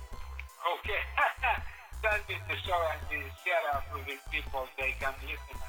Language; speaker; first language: English; non-native, learner; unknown